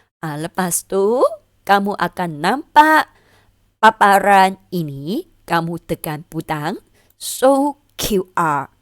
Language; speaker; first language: Malay; non-native, local second language; Chinese